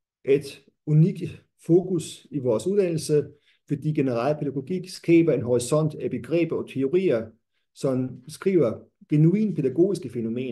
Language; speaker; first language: Danish; non-native, fluent; German